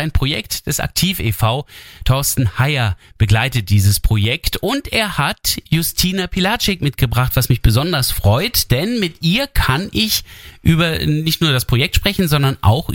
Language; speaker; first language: German; native; German